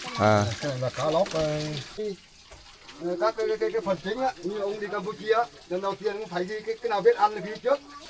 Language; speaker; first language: Vietnamese; native; Vietnamese